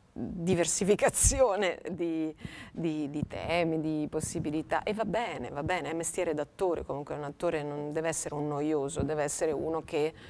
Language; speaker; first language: Italian; native; Italian